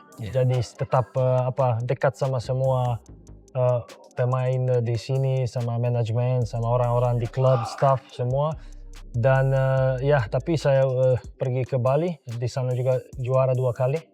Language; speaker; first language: Indonesian; non-native, fluent; Serbian